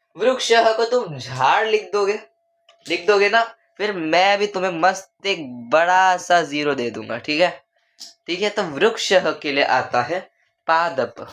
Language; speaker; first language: Hindi; non-native, local second language; Marathi